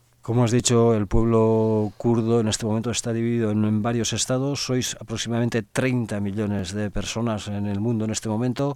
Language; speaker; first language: Spanish; native; Spanish